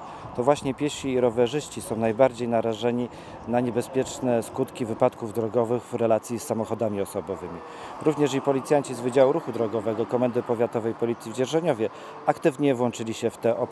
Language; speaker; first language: Polish; native; Polish